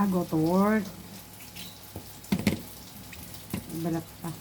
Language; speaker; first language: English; non-native, local second language; Filipino